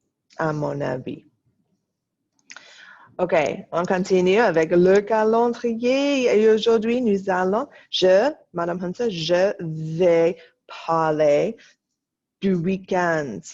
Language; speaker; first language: French; non-native, fluent; English